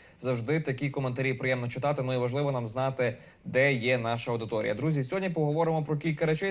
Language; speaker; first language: Ukrainian; native; Ukrainian